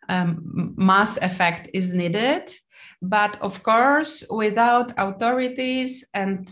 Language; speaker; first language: English; non-native, fluent; Polish